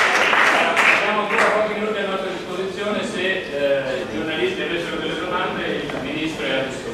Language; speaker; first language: Italian; native; Italian